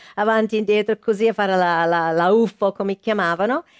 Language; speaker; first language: Italian; non-native, fluent; English